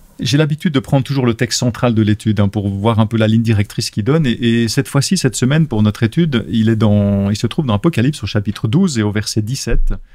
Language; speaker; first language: French; native; French